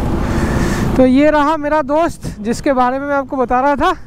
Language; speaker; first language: Hindi; native; Hindi